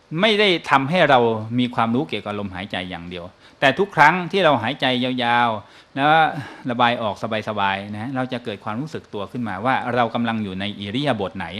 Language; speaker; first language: Thai; native; Thai